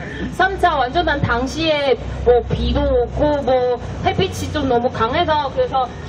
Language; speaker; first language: Korean; non-native, fluent; Chinese